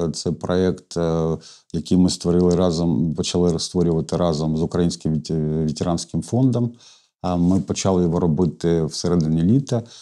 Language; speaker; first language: Ukrainian; non-native, local second language; Russian